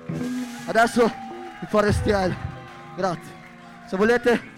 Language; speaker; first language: Italian; native; Italian